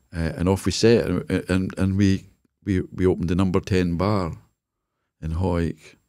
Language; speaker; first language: English; native; English